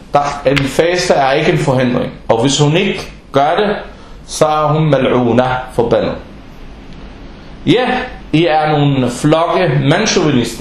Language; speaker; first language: Danish; non-native, fluent; Arabic